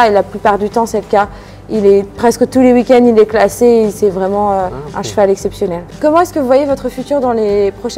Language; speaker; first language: French; native; French